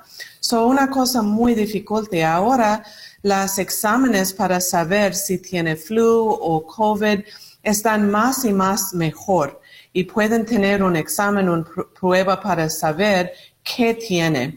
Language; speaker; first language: Spanish; non-native, learner; English